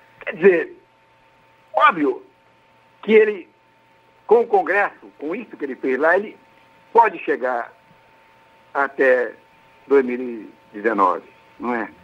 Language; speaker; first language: Portuguese; native; Portuguese